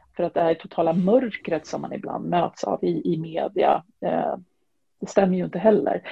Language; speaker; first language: Swedish; native; Swedish